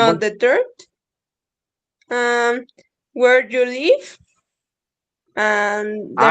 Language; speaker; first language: English; non-native, learner; Spanish